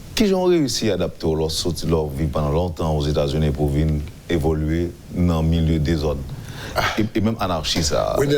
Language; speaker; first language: French; non-native, local second language; Haitian Creole